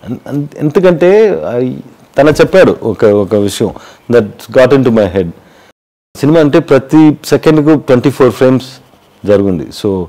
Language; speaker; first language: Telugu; non-native, learner; Tamil